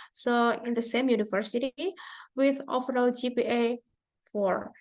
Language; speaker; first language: English; non-native, fluent; Indonesian